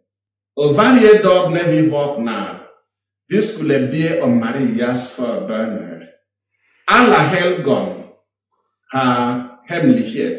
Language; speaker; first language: Swedish; non-native, fluent; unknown